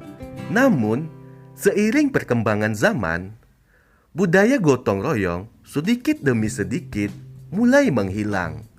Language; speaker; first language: Indonesian; native; Indonesian